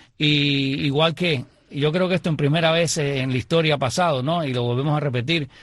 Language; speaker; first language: Spanish; native; Spanish